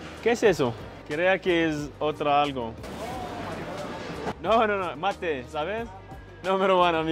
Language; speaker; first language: Spanish; non-native, learner; English